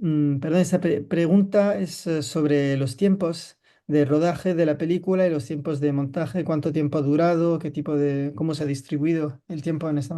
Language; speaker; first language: Spanish; non-native, fluent; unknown